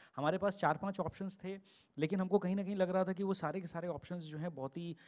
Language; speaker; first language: Hindi; native; Hindi